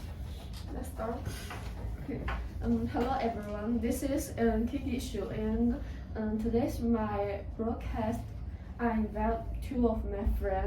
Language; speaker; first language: English; non-native, learner; Chinese